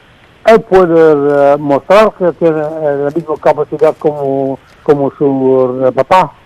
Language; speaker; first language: Spanish; non-native, fluent; Dutch